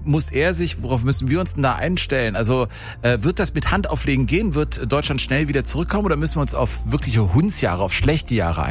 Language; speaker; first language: German; native; German